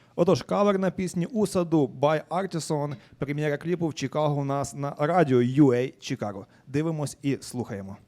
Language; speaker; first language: Ukrainian; native; Ukrainian